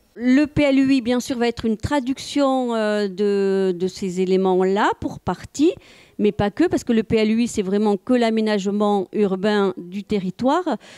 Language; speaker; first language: French; native; French